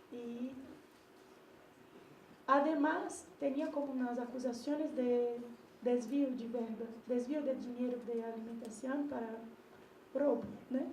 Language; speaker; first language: Spanish; non-native, learner; Portuguese